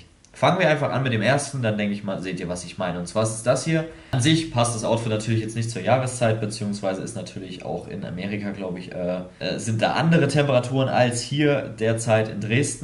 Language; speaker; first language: German; native; German